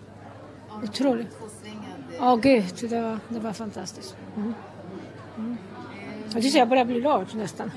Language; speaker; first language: Swedish; non-native, fluent; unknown